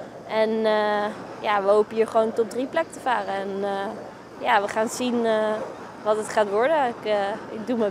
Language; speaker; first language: Dutch; native; Dutch